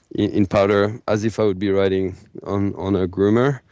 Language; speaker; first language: English; non-native, fluent; French